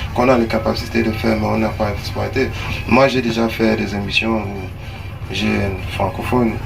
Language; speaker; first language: French; non-native, local second language; English